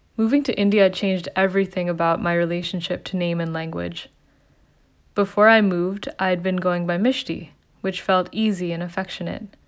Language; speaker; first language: English; early bilingual, other home language; Hindi